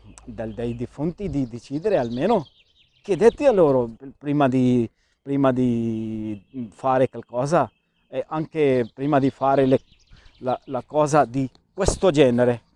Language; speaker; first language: Italian; non-native, learner; Urdu